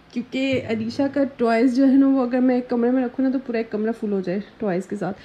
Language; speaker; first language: Urdu; native; Urdu